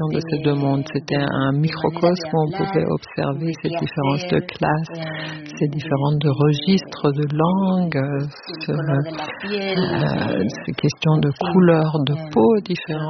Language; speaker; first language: French; non-native, fluent; Spanish